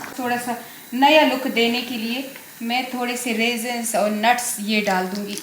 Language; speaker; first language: Urdu; non-native, local second language; Pashto